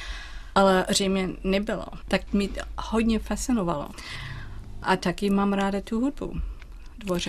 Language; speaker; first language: Czech; non-native, fluent; English